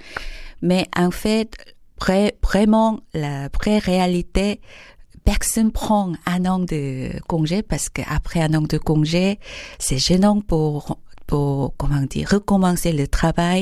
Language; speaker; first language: French; non-native, fluent; Korean